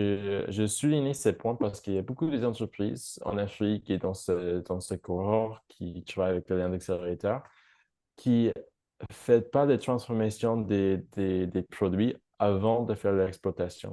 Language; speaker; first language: French; non-native, fluent; English